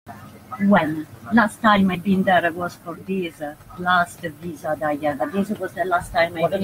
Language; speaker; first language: English; non-native, fluent; Italian